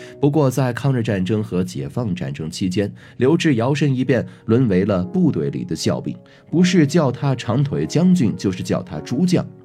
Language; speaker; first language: Chinese; native; Chinese